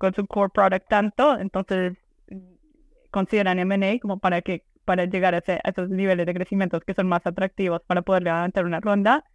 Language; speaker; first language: Spanish; early bilingual, heritage; Spanish